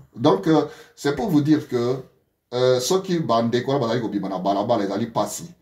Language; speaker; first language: French; non-native, local second language; Lingala